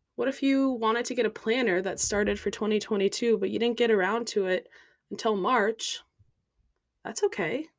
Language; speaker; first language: English; native; English